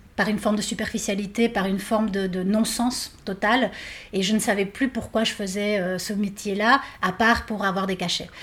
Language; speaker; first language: French; non-native, fluent; Spanish